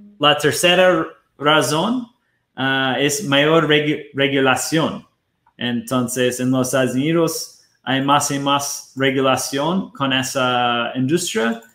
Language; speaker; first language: Spanish; non-native, fluent; Portuguese